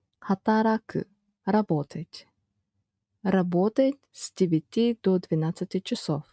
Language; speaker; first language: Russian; non-native, fluent; Japanese